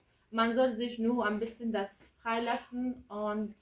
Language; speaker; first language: German; early bilingual, other home language; Kurdish